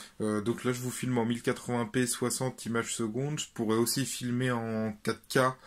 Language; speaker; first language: French; native; French